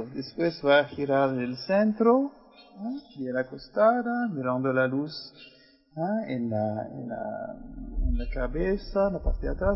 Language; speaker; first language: Spanish; non-native, fluent; French